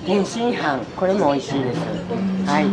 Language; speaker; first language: Japanese; native; Japanese